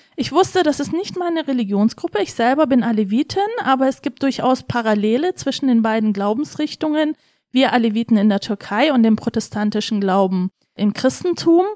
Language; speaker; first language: German; early bilingual, other home language; Turkish